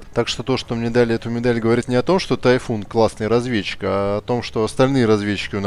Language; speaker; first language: Russian; native; Russian